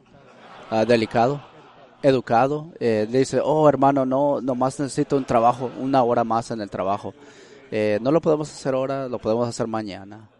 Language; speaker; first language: Spanish; early bilingual, heritage; Spanish